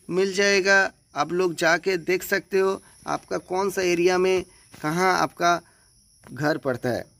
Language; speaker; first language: Hindi; non-native, local second language; Bangla